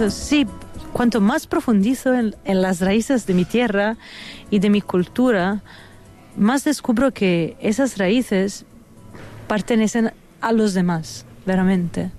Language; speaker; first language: Spanish; non-native, fluent; Italian